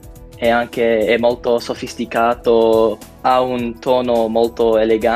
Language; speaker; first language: Italian; non-native, learner; English